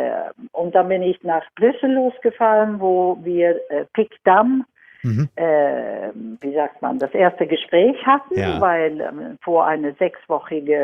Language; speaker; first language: German; non-native, fluent; Swedish